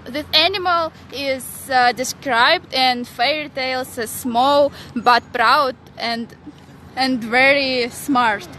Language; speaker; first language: English; non-native, learner; Russian